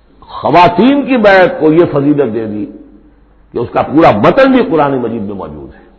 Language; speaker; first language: Urdu; native; Urdu